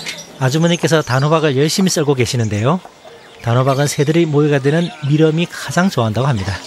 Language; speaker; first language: Korean; native; Korean